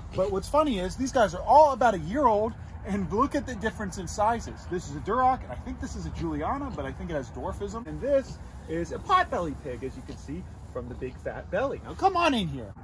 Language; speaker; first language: English; native; English